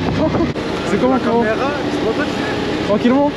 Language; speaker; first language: French; native; French